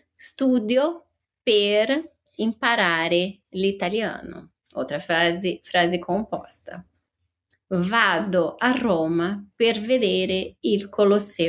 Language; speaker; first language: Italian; non-native, fluent; Portuguese